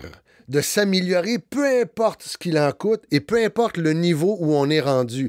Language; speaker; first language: French; native; French